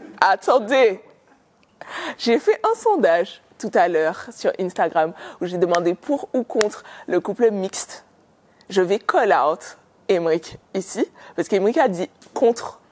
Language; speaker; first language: French; native; French